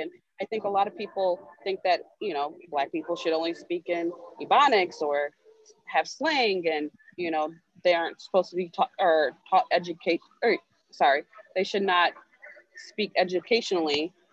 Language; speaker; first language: English; native; English